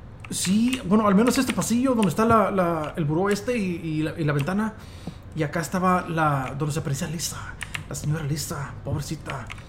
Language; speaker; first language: Spanish; native; Spanish